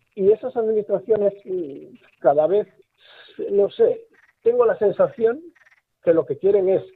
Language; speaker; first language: Spanish; native; Spanish